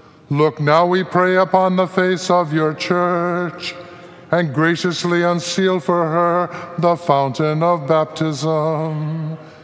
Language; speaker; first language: English; native; English